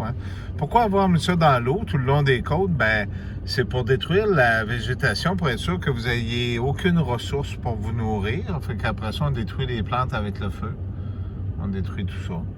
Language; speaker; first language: French; native; French